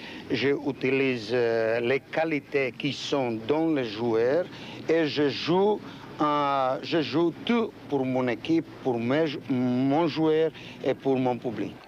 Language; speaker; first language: French; non-native, learner; Croatian